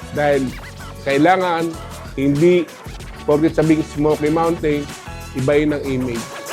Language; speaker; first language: Filipino; native; Filipino